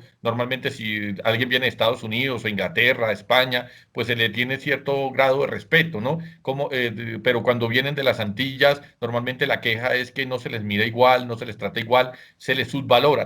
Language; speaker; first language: Spanish; native; Spanish